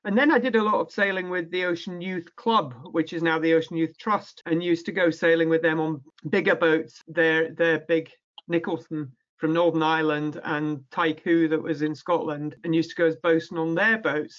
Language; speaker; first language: English; native; English